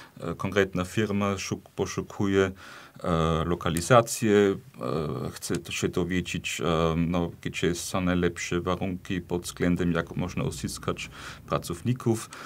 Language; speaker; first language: Polish; non-native, fluent; German